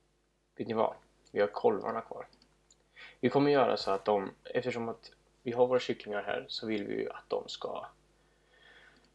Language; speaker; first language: Swedish; native; Swedish